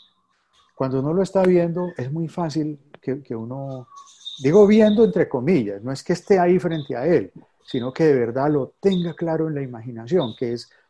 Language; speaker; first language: Spanish; native; Spanish